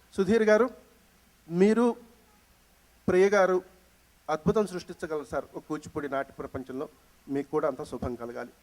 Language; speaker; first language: Telugu; native; Telugu